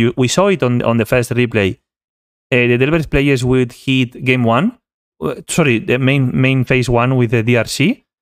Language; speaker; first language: English; non-native, fluent; Spanish